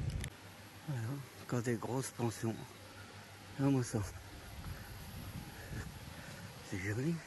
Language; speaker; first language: French; native; French